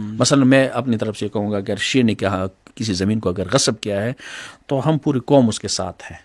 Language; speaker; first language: Urdu; non-native, local second language; Pashto